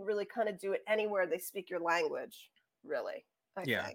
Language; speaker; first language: English; native; English